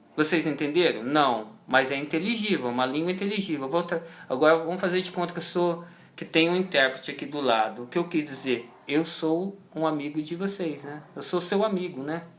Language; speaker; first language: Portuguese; native; Portuguese